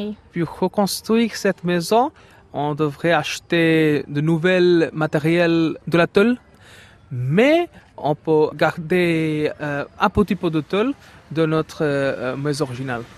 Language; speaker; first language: French; non-native, fluent; Bangla